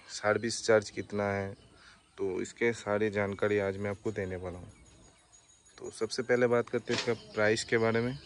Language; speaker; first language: Hindi; non-native, local second language; Bangla